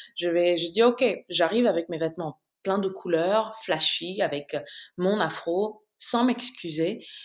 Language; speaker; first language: French; non-native, local second language; Bambara